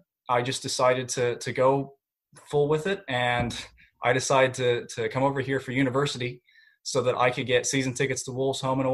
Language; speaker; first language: English; native; English